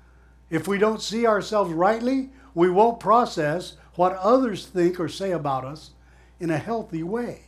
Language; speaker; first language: English; native; English